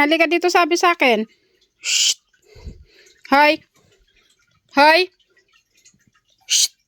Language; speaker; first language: Filipino; native; Filipino